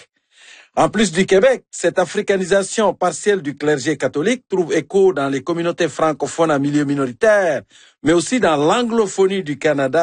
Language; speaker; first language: French; native; French